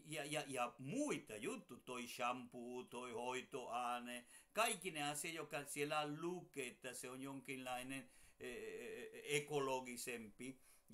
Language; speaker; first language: Finnish; non-native, fluent; Spanish